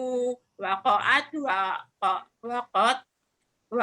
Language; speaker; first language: Arabic; non-native, learner; Indonesian